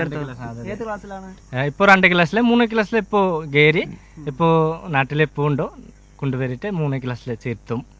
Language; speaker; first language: Malayalam; non-native, local second language; Bangla